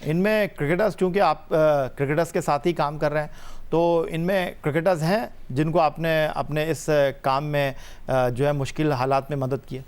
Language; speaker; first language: Urdu; native; Urdu